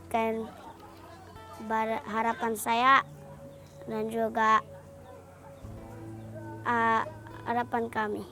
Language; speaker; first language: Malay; early bilingual, other home language; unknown